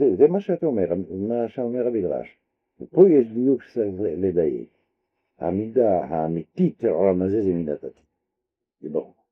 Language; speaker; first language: Hebrew; non-native, fluent; French